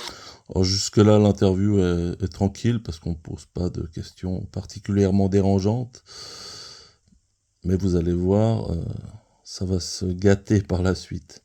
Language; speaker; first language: French; native; French